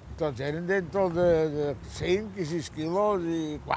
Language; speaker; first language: Catalan; native; Catalan